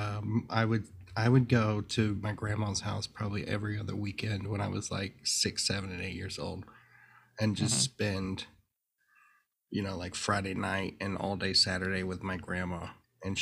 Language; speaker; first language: English; native; English